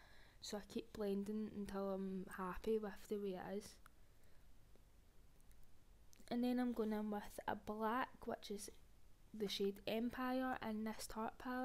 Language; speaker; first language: English; native; English